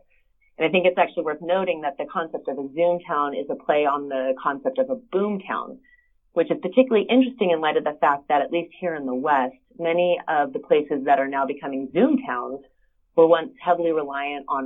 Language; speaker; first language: English; native; English